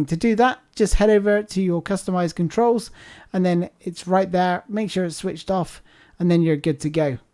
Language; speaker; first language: English; native; English